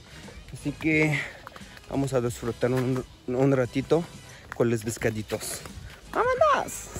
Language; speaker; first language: Spanish; non-native, fluent; Arabic